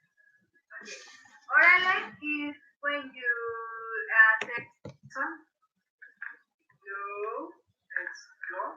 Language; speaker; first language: English; non-native, learner; Spanish